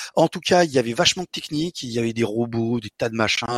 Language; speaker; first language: French; early bilingual, other home language; Portuguese